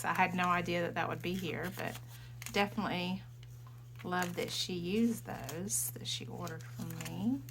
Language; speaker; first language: English; native; English